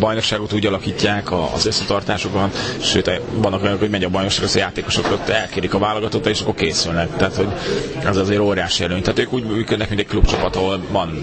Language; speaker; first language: Hungarian; native; Hungarian